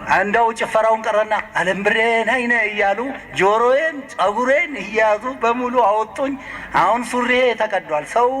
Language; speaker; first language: Amharic; non-native, local second language; Sebat Bet Gurage